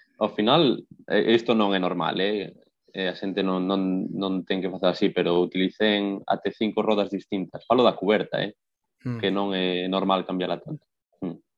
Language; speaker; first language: Galician; non-native, local second language; Spanish